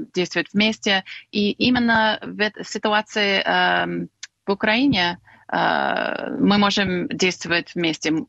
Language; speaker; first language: Russian; non-native, fluent; English